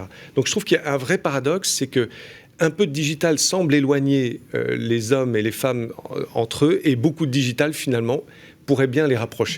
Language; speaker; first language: French; native; French